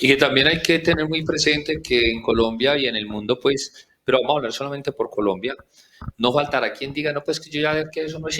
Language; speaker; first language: Spanish; native; Spanish